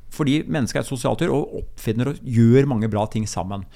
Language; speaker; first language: Norwegian; native; Norwegian